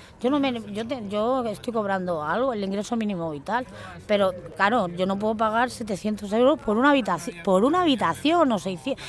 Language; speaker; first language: Spanish; native; Spanish